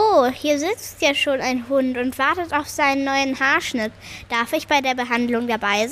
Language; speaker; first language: German; native; German